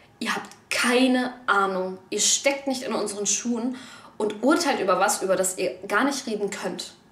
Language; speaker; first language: German; early bilingual, other home language; Turkish